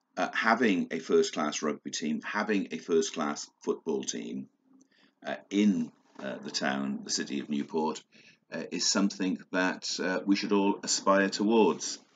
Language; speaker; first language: English; native; English